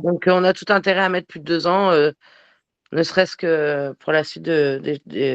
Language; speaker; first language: French; native; French